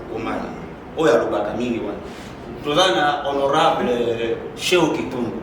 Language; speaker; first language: Lingala; non-native, local second language; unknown